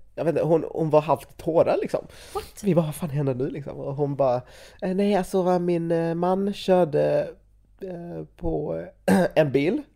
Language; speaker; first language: Swedish; early bilingual, other home language; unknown